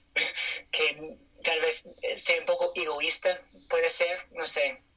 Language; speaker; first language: Spanish; non-native, fluent; English